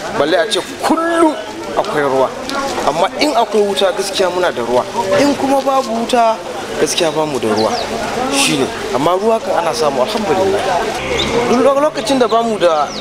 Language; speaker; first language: Hausa; native; Hausa